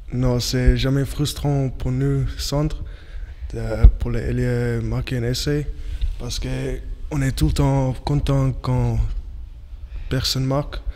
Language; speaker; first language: French; non-native, learner; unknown